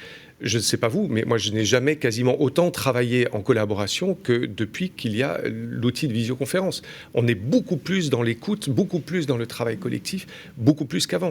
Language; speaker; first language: French; native; French